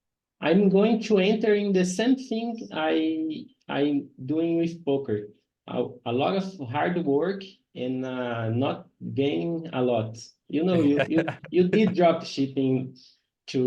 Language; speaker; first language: English; non-native, learner; Portuguese